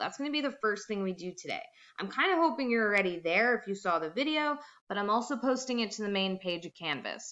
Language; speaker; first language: English; native; English